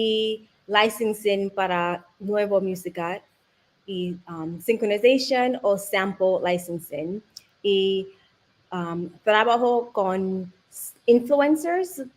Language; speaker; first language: Spanish; non-native, learner; English